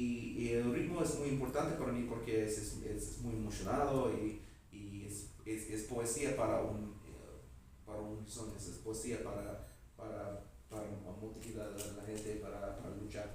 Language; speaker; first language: Spanish; non-native, learner; English